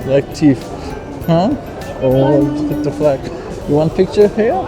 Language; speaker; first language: English; non-native, learner; Turkish